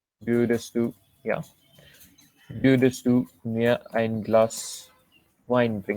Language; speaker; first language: German; non-native, fluent; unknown